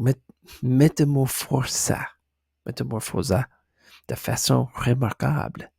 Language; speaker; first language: French; non-native, learner; English